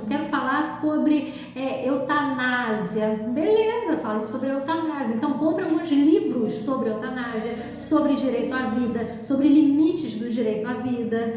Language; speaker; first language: Portuguese; native; Portuguese